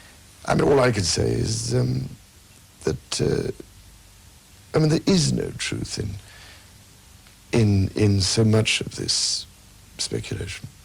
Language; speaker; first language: English; native; English